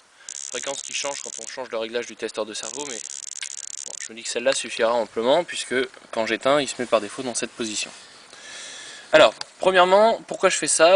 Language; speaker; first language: French; native; French